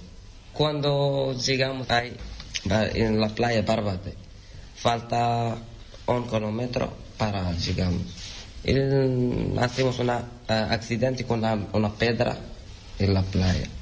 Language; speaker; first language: Spanish; non-native, learner; Arabic